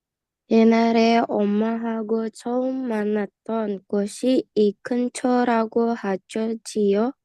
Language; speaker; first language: Korean; non-native, learner; Indonesian